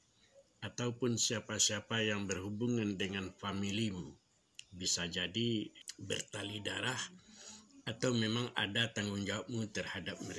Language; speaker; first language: Indonesian; non-native, local second language; Minangkabau